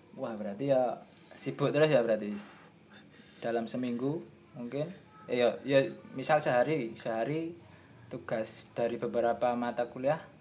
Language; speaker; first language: Indonesian; non-native, local second language; Javanese